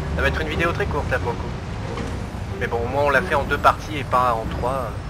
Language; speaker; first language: French; native; French